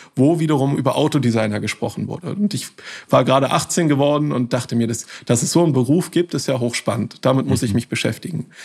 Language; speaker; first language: German; native; German